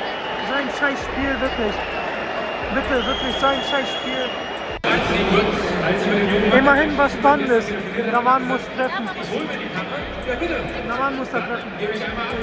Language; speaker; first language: German; native; German